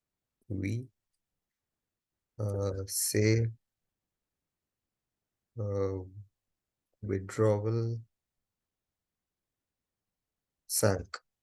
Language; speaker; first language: French; non-native, learner; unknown